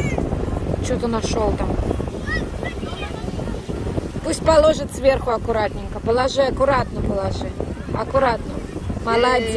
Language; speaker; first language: Russian; native; Russian